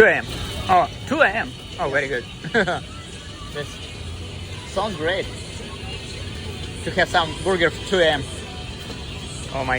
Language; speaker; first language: English; non-native, fluent; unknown